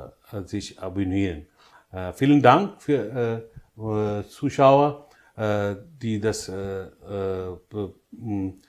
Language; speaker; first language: German; non-native, learner; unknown